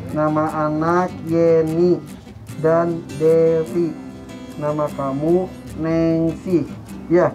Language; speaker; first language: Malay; non-native, local second language; Sundanese